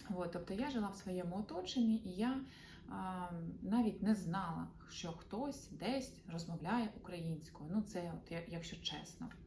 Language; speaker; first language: Ukrainian; non-native, local second language; Russian